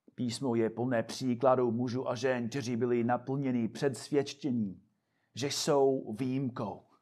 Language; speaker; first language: Czech; non-native, fluent; English